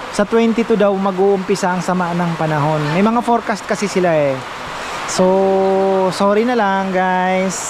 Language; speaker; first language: Filipino; non-native, local second language; Pampanga